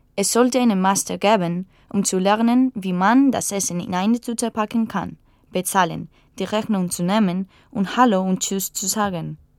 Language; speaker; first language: German; non-native, learner; Spanish